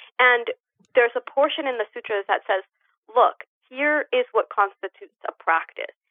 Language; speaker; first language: English; early bilingual, other home language; Spanish